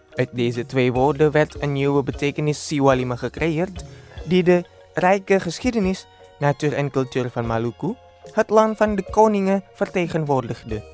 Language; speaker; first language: Dutch; non-native, fluent; Indonesian